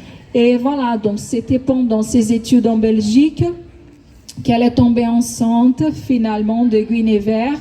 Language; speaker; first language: French; non-native, fluent; Portuguese